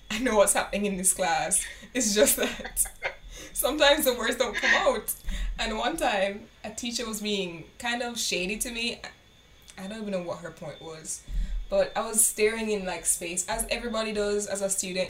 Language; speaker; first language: English; native; English